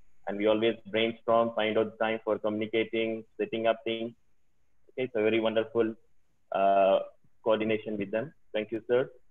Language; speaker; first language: English; non-native, local second language; Tamil